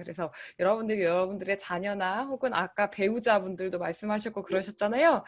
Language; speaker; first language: Korean; native; Korean